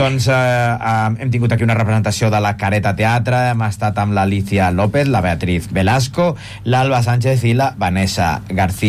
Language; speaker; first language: Catalan; native; Catalan